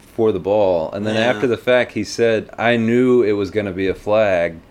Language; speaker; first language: English; native; English